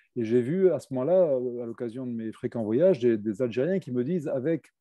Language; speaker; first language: French; native; French